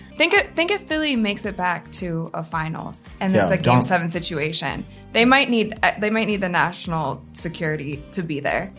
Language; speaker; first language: English; native; English